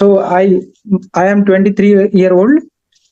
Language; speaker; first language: English; non-native, learner; Haryanvi